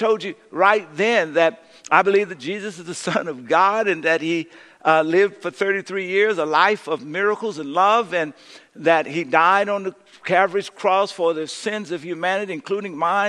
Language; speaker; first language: English; native; English